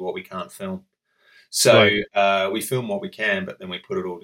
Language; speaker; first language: English; native; English